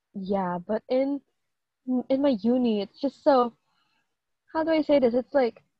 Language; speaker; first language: English; native; English